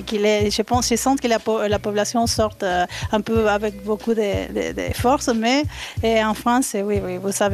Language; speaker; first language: French; non-native, fluent; Spanish